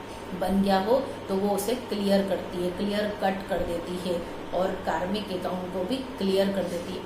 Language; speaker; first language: Hindi; native; Hindi